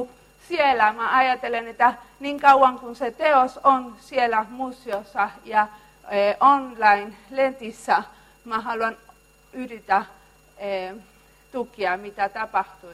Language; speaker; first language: Finnish; non-native, learner; Spanish